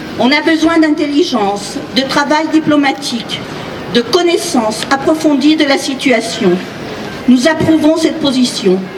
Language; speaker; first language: French; native; French